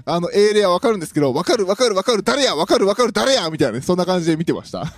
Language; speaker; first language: Japanese; native; Japanese